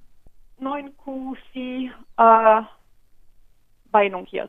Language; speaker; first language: Finnish; non-native, fluent; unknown